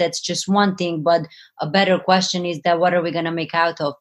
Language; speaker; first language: English; non-native, fluent; Hungarian